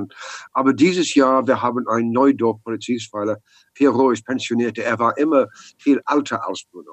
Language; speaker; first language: German; non-native, learner; English